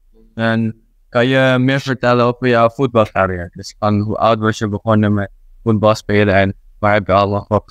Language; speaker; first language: Dutch; non-native, learner; Indonesian